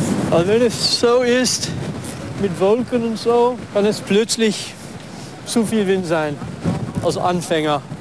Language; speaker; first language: German; non-native, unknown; English